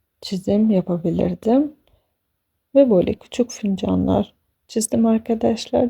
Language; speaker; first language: Turkish; non-native, fluent; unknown